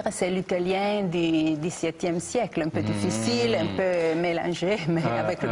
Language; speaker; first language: French; non-native, fluent; Italian